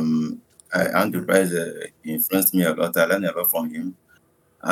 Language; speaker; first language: English; non-native, local second language; Igbo